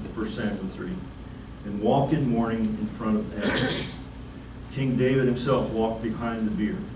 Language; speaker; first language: English; native; English